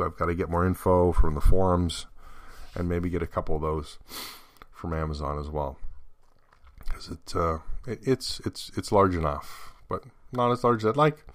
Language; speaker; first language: English; native; English